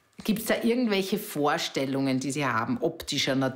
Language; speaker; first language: German; native; German